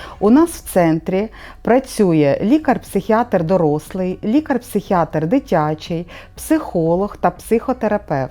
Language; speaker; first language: Ukrainian; native; Ukrainian